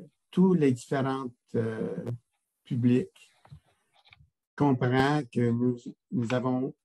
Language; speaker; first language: French; non-native, local second language; English